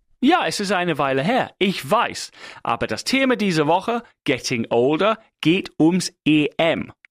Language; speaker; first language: German; non-native, fluent; English